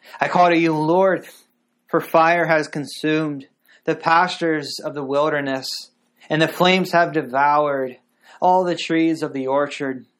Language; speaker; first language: English; native; English